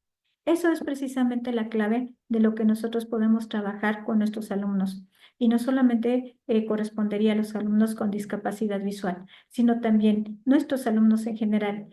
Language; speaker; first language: Spanish; native; Spanish